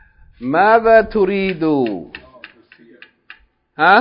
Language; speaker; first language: Arabic; non-native, fluent; English